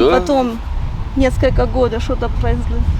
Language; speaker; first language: Russian; early bilingual, heritage; Russian